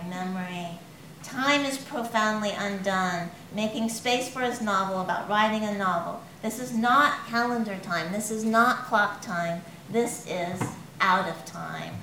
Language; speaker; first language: English; native; English